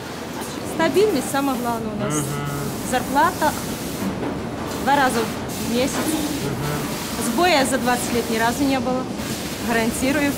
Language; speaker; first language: Russian; native; Russian